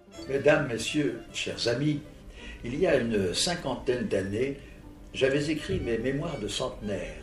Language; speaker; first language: French; native; French